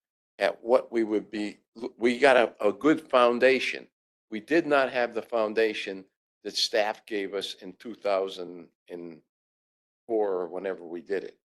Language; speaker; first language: English; native; English